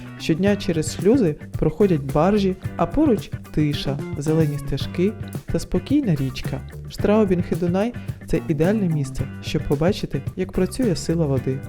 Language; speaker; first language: Ukrainian; native; Ukrainian